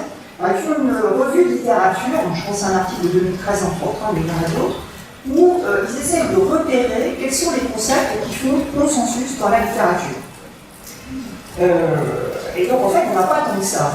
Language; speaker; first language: French; native; French